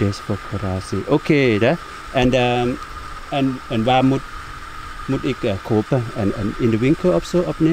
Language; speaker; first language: Dutch; non-native, learner; Thai